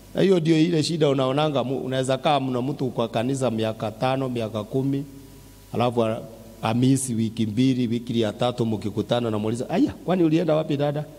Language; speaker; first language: Swahili; non-native, local second language; Kikuyu